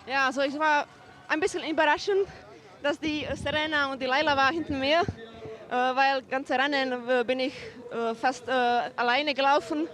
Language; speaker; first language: German; non-native, learner; Czech